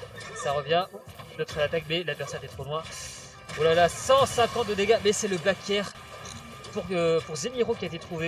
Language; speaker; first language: French; native; French